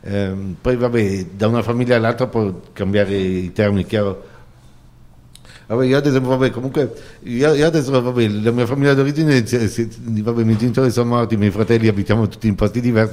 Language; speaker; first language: Italian; native; Italian